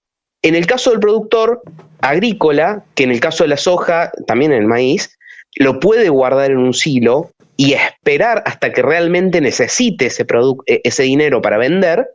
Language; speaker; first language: Spanish; native; Spanish